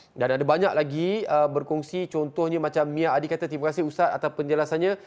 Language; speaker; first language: Malay; native; Malay